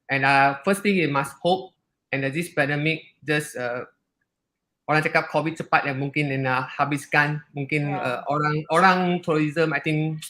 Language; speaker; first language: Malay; non-native, local second language; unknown